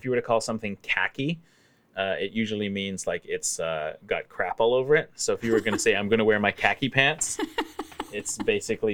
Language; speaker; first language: English; native; English